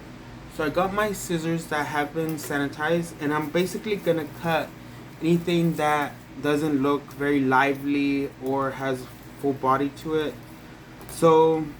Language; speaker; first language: English; native; English